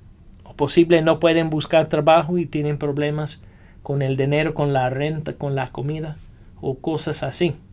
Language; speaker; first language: Spanish; non-native, fluent; English